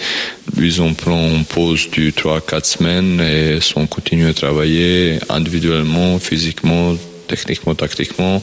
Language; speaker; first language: French; non-native, learner; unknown